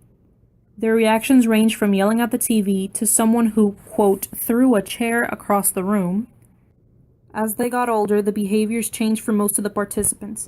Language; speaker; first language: English; native; English